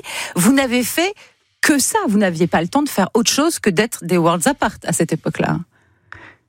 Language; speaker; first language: French; native; French